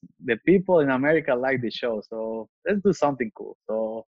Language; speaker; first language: English; non-native, fluent; Spanish